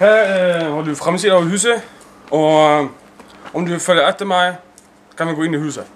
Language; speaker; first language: Norwegian; non-native, learner; Swedish